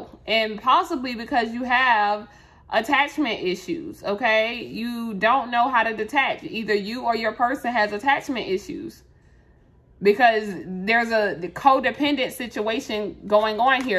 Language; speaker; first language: English; native; English